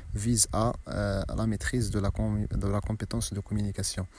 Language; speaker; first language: French; non-native, local second language; Arabic